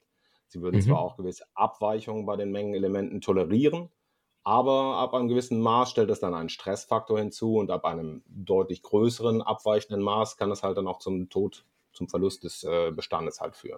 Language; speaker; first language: German; native; German